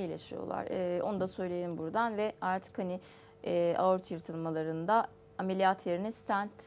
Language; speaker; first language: Turkish; native; Turkish